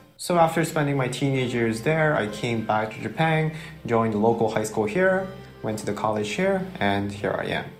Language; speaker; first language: English; early bilingual, other home language; Japanese